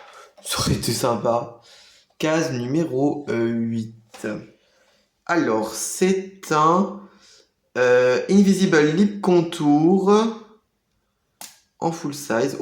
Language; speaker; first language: French; native; French